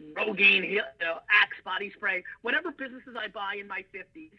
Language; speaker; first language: English; early bilingual, other home language; Russian